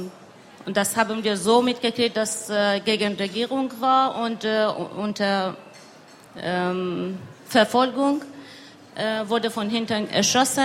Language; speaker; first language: German; non-native, learner; Persian